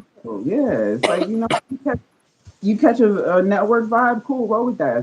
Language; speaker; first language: English; native; English